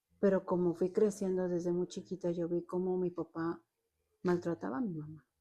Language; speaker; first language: Spanish; native; Spanish